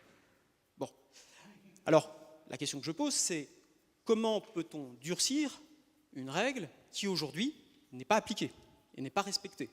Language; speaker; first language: French; native; French